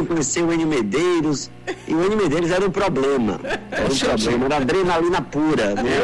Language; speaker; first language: Portuguese; native; Portuguese